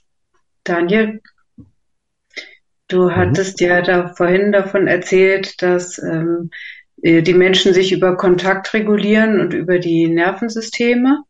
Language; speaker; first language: German; native; German